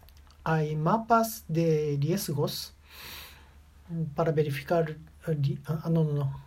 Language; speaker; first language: Spanish; non-native, learner; Japanese